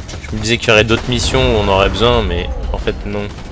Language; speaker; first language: French; native; French